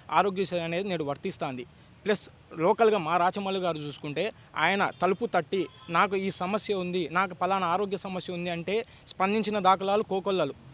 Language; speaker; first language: Telugu; native; Telugu